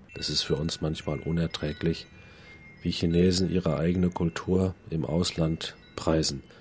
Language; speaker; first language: German; native; German